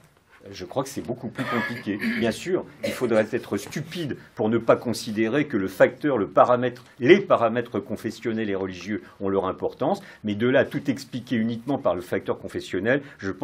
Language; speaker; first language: French; native; French